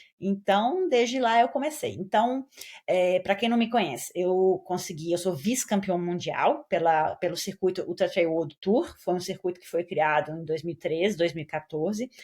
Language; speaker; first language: Portuguese; native; Portuguese